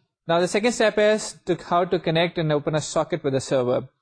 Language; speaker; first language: English; non-native, local second language; Urdu